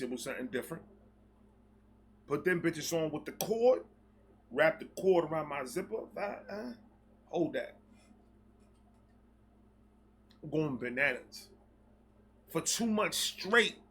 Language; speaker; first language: English; native; English